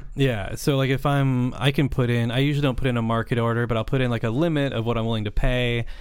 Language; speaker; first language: English; native; English